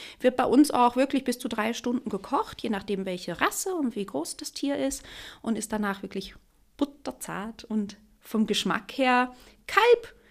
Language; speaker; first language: German; native; German